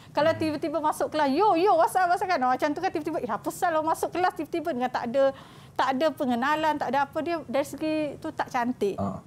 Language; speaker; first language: Malay; native; Malay